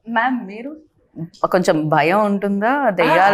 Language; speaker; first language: Telugu; native; Telugu